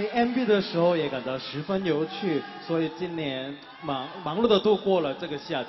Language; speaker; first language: Chinese; non-native, fluent; Korean